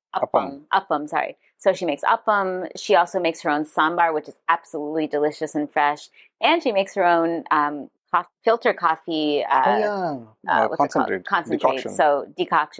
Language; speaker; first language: English; non-native, fluent; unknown